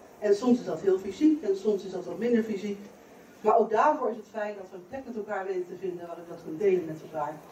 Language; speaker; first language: Dutch; native; Dutch